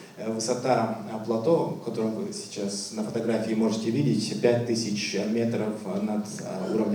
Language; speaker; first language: Russian; native; Russian